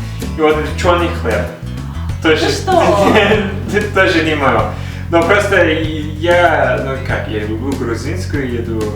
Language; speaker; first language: Russian; non-native, learner; English